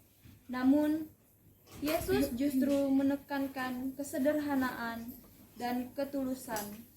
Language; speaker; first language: Indonesian; native; Indonesian